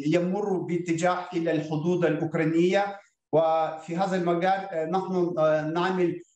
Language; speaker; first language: Arabic; non-native, fluent; Ukrainian